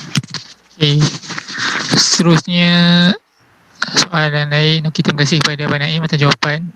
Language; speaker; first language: Malay; native; Malay